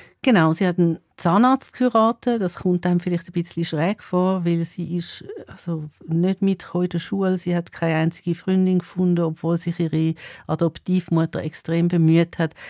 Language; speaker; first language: German; native; German